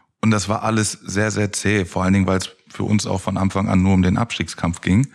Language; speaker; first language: German; native; German